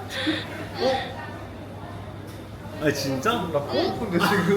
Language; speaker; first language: Korean; native; Korean